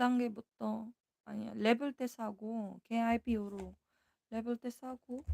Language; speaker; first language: Korean; non-native, fluent; Filipino